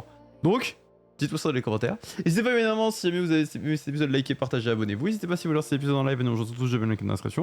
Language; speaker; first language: French; native; French